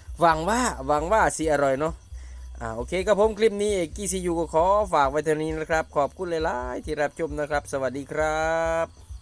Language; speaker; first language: Thai; native; Thai